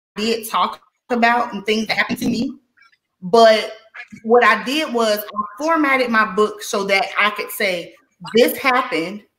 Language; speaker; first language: English; native; English